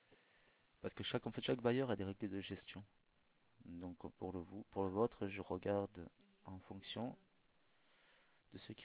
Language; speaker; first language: French; native; French